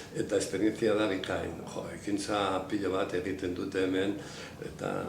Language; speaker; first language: Basque; non-native, local second language; Spanish